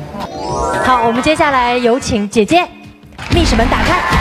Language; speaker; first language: Chinese; native; Chinese